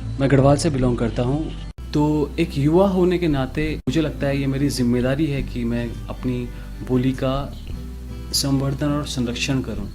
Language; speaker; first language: Hindi; non-native, local second language; Garhwali